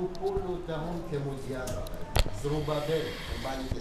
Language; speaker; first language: Indonesian; non-native, fluent; Hebrew